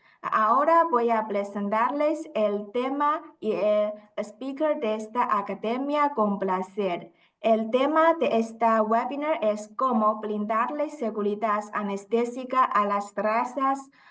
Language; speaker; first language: Spanish; non-native, fluent; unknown